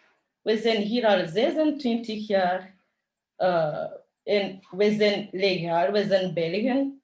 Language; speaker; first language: Dutch; early bilingual, other home language; Kinyarwanda